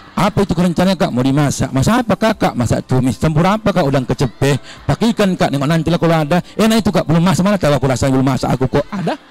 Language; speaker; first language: Indonesian; native; Indonesian